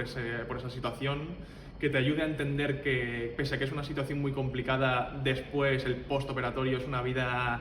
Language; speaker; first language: Spanish; native; Spanish